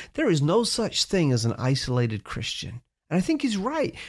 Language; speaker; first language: English; native; English